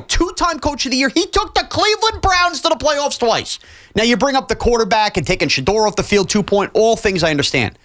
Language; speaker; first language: English; native; English